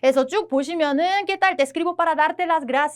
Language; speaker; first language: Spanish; non-native, fluent; Korean